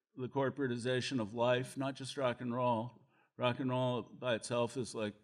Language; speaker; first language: English; native; English